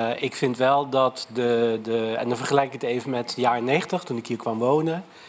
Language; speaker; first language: Dutch; native; Dutch